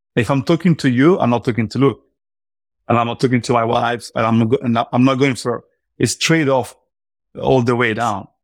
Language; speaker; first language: English; non-native, fluent; Italian